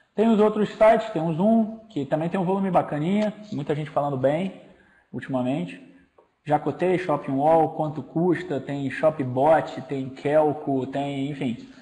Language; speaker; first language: Portuguese; native; Portuguese